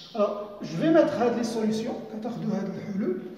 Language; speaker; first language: French; non-native, local second language; Arabic